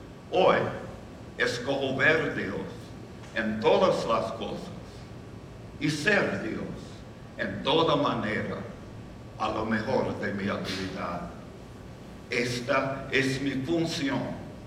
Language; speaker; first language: Spanish; non-native, learner; English